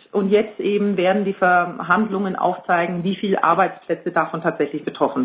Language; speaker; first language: German; native; German